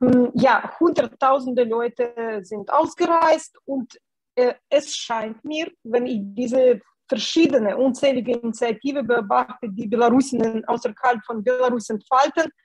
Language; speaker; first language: German; non-native, fluent; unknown